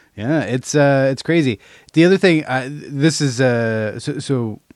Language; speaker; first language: English; native; English